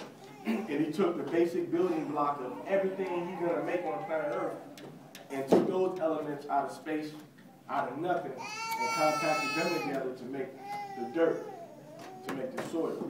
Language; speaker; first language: English; native; English